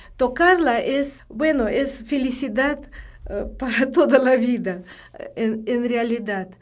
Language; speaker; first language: Spanish; non-native, fluent; Russian